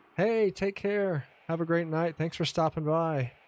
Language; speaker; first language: English; native; English